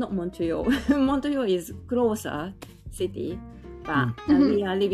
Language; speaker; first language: English; non-native, fluent; Japanese